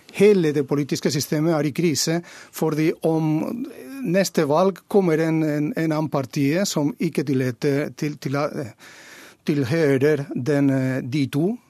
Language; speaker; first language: Norwegian; non-native, fluent; Catalan